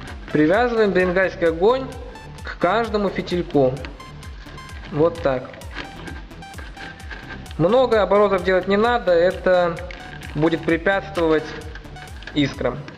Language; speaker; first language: Russian; native; Russian